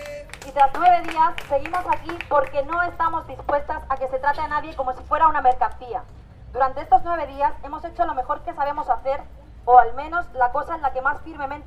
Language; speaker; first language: Spanish; native; Spanish